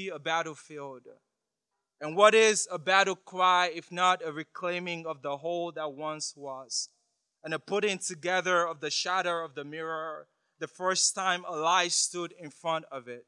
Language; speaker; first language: English; non-native, local second language; Yoruba